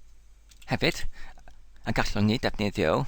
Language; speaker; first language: Welsh; non-native, learner; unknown